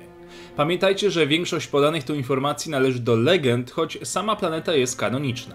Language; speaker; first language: Polish; native; Polish